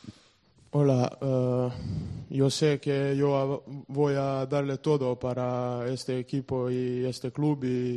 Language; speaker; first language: Spanish; non-native, learner; Serbian